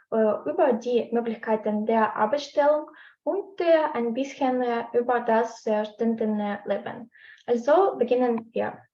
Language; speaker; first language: German; non-native, learner; Ukrainian